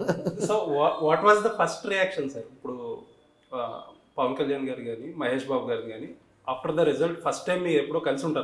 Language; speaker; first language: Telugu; native; Telugu